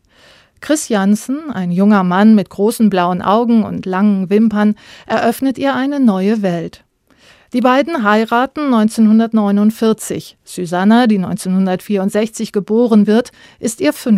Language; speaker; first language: German; native; German